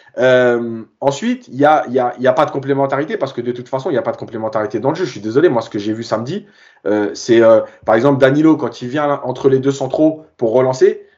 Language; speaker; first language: French; native; French